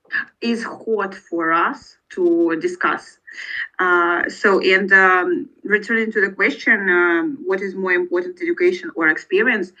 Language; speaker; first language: English; non-native, learner; Russian